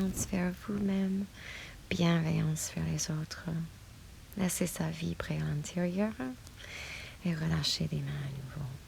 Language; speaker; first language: French; non-native, fluent; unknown